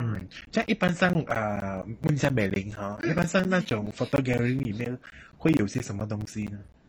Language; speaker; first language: Chinese; native; Chinese